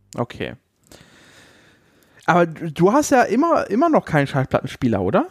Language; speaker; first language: German; native; German